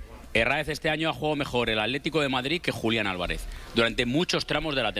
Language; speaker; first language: Spanish; native; Spanish